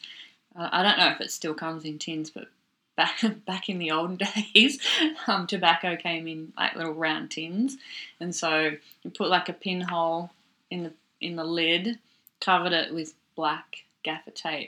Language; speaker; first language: English; native; English